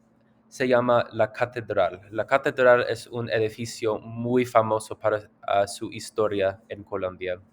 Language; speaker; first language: Spanish; non-native, learner; English